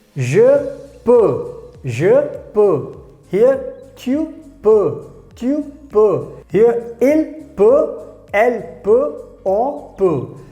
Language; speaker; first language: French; non-native, fluent; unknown